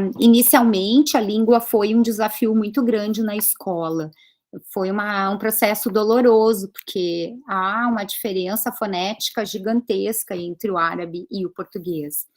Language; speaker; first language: Portuguese; early bilingual, other home language; Greek